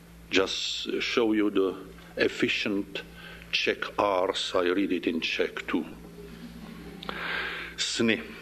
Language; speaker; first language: English; non-native, fluent; Czech